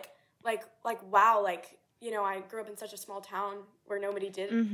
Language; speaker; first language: English; native; English